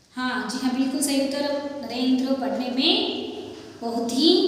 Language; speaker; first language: Hindi; non-native, local second language; Kannada